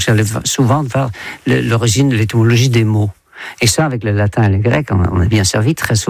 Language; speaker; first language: French; non-native, fluent; Dutch